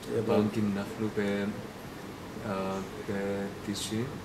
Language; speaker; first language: Hebrew; non-native, learner; English